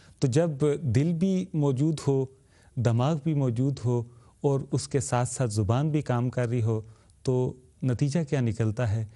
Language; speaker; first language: Urdu; native; Urdu